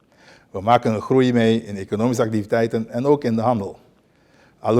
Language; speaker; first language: Dutch; non-native, local second language; Papiamento